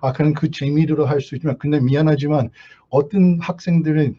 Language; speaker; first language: Korean; early bilingual, heritage; Korean